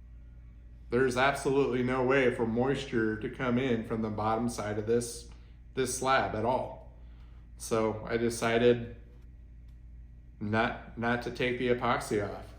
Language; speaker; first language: English; native; English